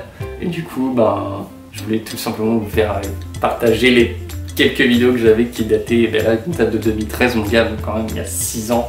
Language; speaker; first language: French; native; French